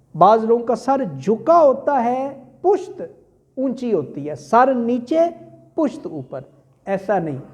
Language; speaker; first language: Urdu; non-native, local second language; Punjabi